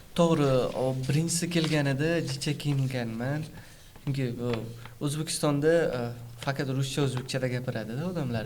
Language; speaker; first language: Uzbek; non-native, fluent; Urdu